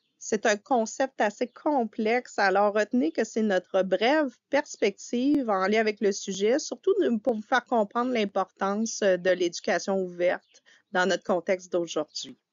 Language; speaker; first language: French; native; French